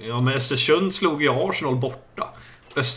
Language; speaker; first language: Swedish; native; Swedish